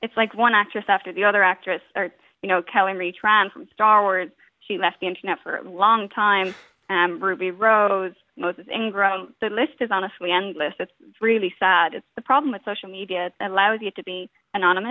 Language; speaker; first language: English; native; English